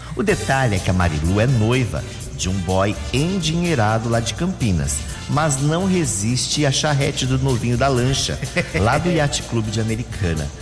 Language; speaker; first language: Portuguese; native; Portuguese